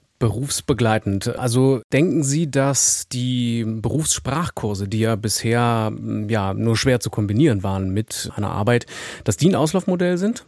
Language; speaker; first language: German; native; German